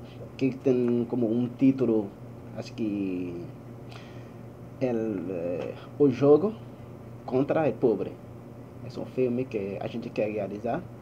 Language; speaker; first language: Portuguese; non-native, learner; Haitian Creole